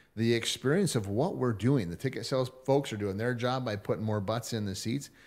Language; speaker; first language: English; native; English